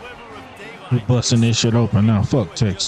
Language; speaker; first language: English; native; English